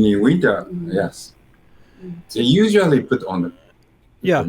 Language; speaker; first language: English; non-native, learner; Japanese